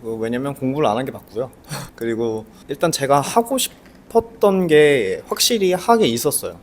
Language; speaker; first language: Korean; native; Korean